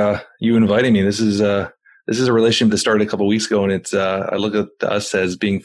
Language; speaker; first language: English; native; English